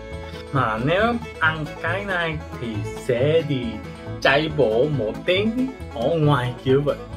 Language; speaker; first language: Vietnamese; non-native, learner; Korean